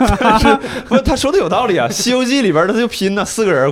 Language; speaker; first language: Chinese; native; Chinese